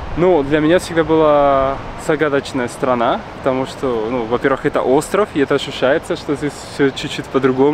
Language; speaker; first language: Russian; non-native, fluent; Spanish